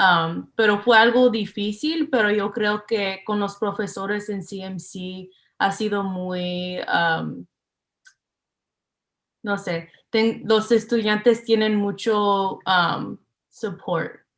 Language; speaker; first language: Spanish; early bilingual, heritage; English